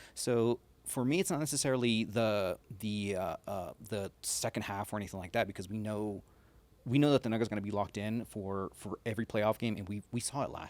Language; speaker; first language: English; native; English